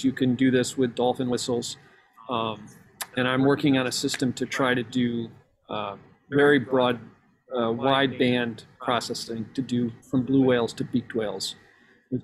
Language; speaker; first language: English; native; English